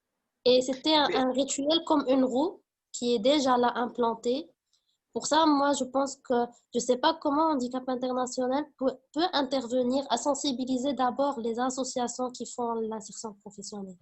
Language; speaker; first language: French; non-native, local second language; Arabic